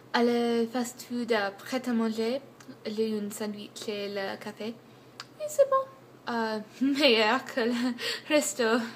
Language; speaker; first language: French; non-native, learner; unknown